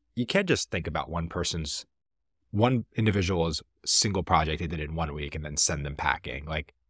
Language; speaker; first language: English; native; English